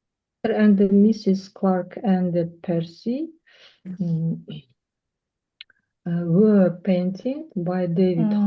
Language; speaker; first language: English; non-native, learner; Russian